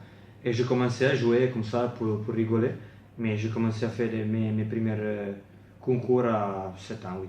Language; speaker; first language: French; non-native, fluent; Italian